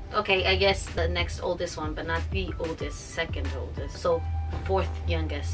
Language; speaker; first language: English; early bilingual, other home language; Spanish